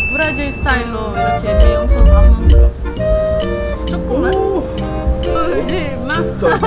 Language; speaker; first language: Korean; non-native, learner; Portuguese